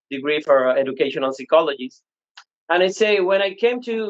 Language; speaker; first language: English; non-native, learner; Spanish